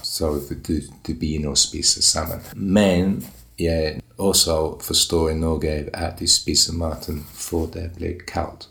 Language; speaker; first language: Norwegian; non-native, learner; English